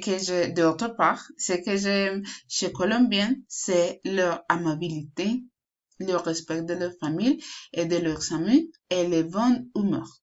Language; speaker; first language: French; non-native, learner; Spanish